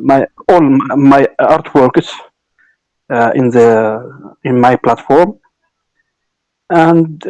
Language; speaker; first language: English; non-native, local second language; Arabic